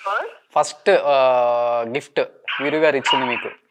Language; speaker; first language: Telugu; native; Telugu